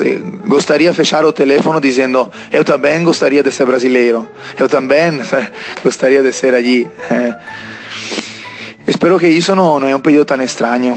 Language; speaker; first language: Portuguese; non-native, learner; Italian